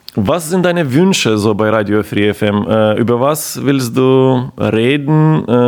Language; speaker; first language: German; non-native, fluent; Ukrainian